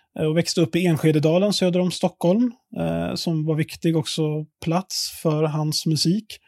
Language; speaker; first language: Swedish; native; Swedish